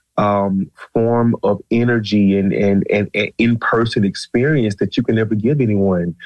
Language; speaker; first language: English; native; English